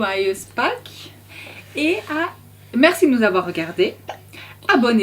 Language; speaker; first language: French; native; French